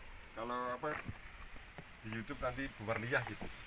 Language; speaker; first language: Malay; non-native, local second language; Javanese